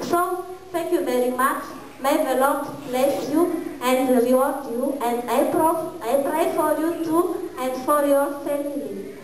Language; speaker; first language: English; non-native, learner; Malagasy